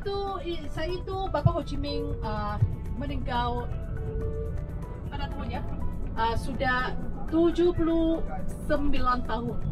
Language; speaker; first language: Indonesian; non-native, fluent; Vietnamese